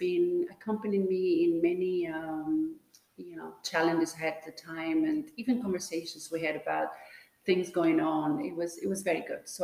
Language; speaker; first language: English; non-native, fluent; Albanian